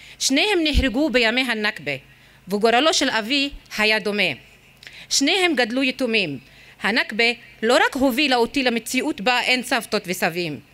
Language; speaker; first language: Hebrew; non-native, local second language; Arabic